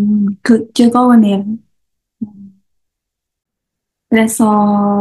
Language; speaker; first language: Korean; non-native, learner; Indonesian